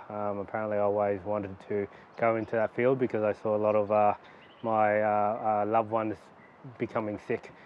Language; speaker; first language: English; native; English